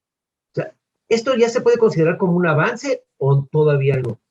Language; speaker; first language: Spanish; native; Spanish